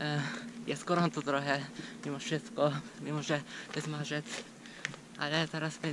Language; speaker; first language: Polish; non-native, fluent; Japanese